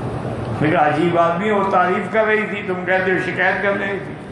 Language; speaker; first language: Urdu; native; Urdu